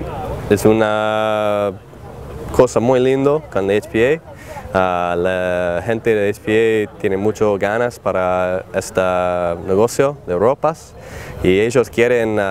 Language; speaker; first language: Spanish; non-native, learner; English